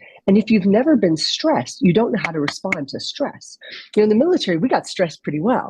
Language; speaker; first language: English; native; English